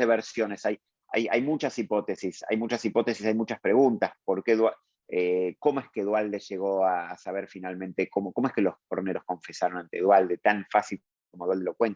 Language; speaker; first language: Spanish; native; Spanish